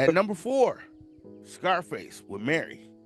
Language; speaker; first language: English; native; English